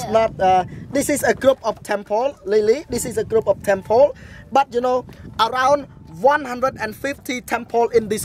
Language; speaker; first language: English; non-native, fluent; Khmer